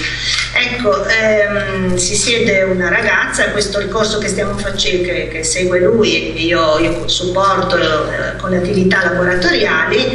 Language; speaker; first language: Italian; native; Italian